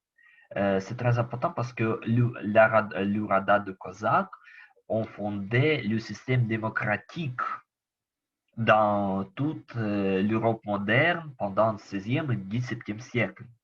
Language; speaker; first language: French; non-native, learner; Ukrainian